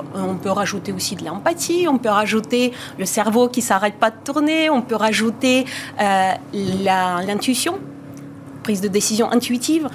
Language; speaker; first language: French; non-native, fluent; Bulgarian